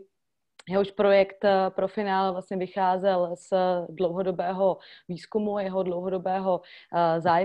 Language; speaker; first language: Czech; native; Czech